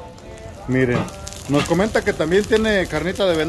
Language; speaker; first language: Spanish; native; Spanish